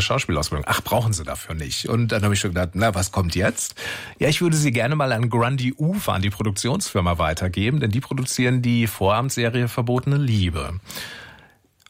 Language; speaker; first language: German; native; German